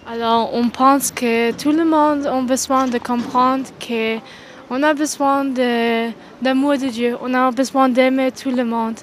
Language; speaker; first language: French; non-native, learner; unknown